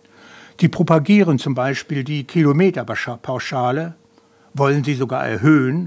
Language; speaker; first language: German; native; German